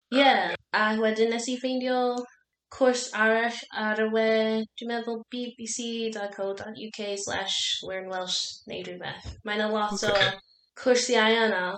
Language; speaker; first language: Welsh; non-native, learner; English